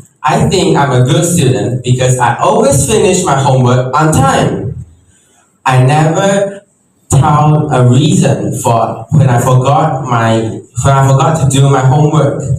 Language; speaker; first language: English; non-native, local second language; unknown